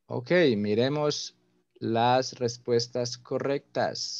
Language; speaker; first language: Spanish; non-native, fluent; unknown